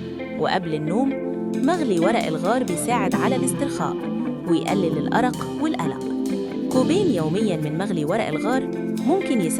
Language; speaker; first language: Arabic; native; Arabic